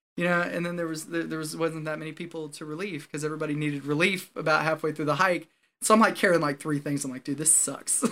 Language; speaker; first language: English; native; English